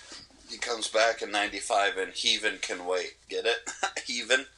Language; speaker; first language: English; native; English